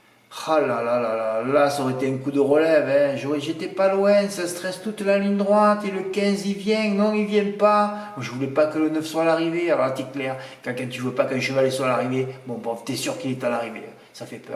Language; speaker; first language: French; native; French